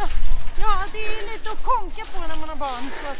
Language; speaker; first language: Swedish; native; Swedish